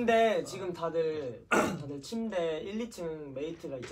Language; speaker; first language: Korean; native; Korean